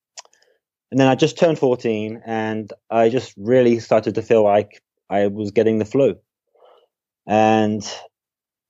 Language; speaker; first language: English; native; English